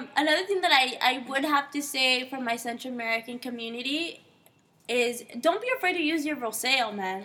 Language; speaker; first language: English; early bilingual, other home language; Spanish